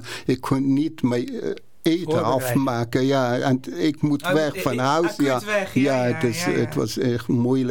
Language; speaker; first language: Dutch; non-native, learner; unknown